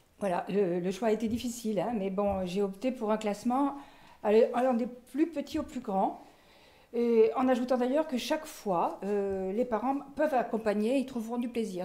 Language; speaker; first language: French; native; French